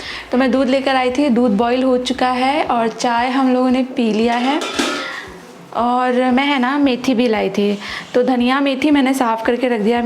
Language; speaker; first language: Hindi; native; Hindi